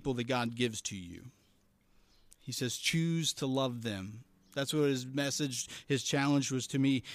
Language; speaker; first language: English; native; English